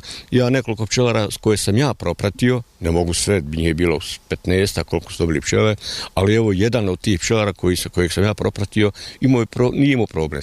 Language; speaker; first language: Serbian; native; Serbian